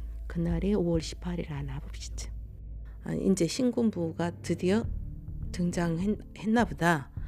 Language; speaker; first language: Korean; native; Korean